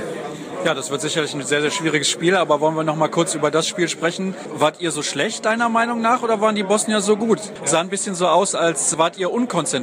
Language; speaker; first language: German; native; German